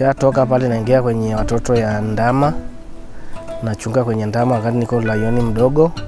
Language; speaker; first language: Swahili; non-native, local second language; Masai